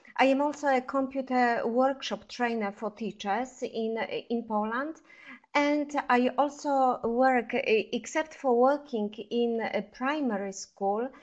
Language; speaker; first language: English; non-native, fluent; Polish